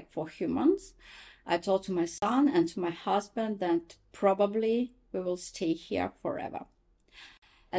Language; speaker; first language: English; non-native, fluent; Ukrainian